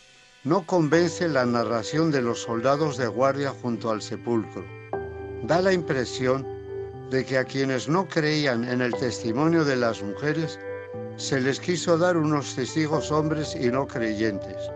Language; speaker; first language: Spanish; native; Spanish